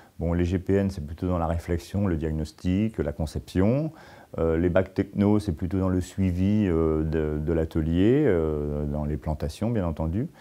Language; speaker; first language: French; native; French